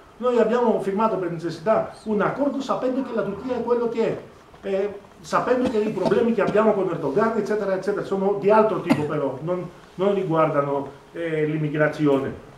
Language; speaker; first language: Italian; non-native, fluent; Greek